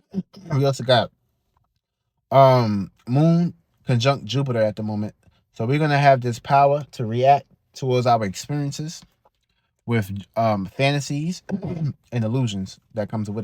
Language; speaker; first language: English; native; English